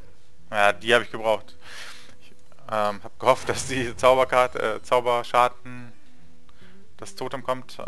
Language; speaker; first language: German; native; German